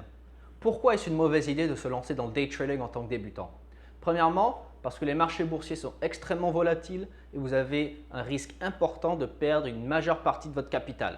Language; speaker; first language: French; native; French